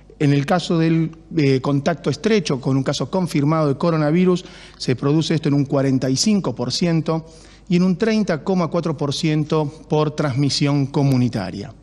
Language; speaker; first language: Spanish; native; Spanish